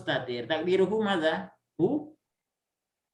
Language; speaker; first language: Arabic; non-native, fluent; Indonesian